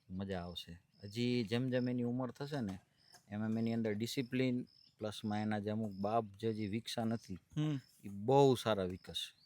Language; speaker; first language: Gujarati; native; Gujarati